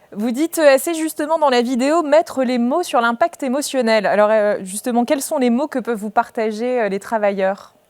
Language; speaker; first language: French; native; French